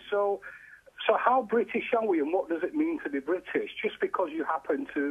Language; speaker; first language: English; native; English